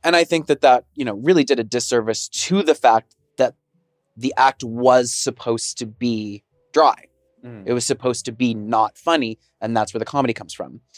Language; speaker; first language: English; native; English